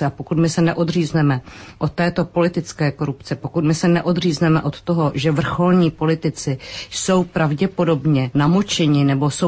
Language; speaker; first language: Czech; native; Czech